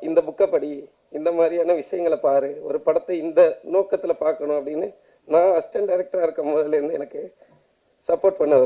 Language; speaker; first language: Tamil; native; Tamil